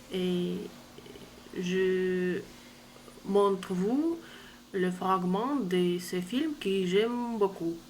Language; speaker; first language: French; non-native, learner; Russian